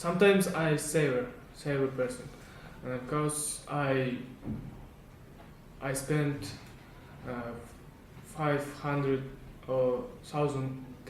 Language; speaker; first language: English; non-native, learner; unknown